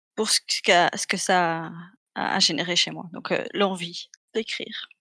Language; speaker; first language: French; native; French